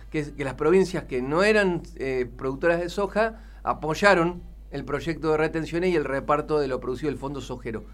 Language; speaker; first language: Spanish; native; Spanish